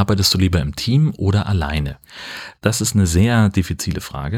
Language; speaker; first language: German; native; German